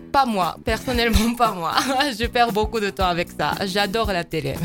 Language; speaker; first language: French; non-native, fluent; Japanese